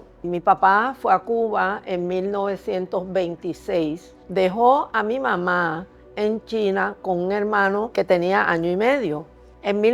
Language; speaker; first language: Spanish; early bilingual, other home language; Cantonese